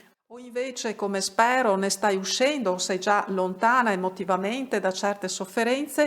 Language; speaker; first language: Italian; native; Italian